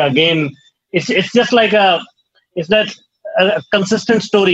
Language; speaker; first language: English; non-native, local second language; Hindi